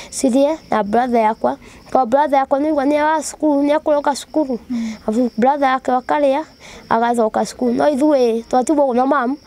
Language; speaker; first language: Kikuyu; native; Kikuyu